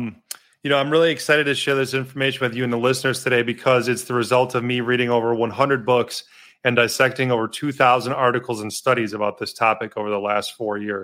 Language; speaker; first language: English; native; English